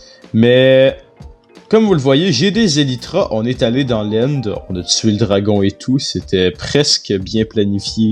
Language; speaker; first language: French; native; French